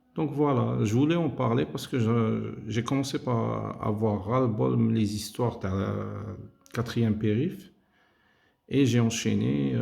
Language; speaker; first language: French; non-native, local second language; Arabic